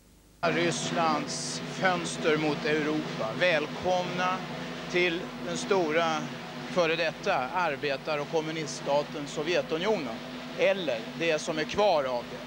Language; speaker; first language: Swedish; native; Swedish